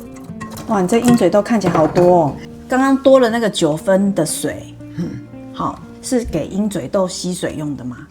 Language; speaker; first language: Chinese; native; Chinese